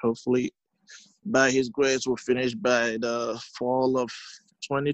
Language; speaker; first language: English; non-native, local second language; Igbo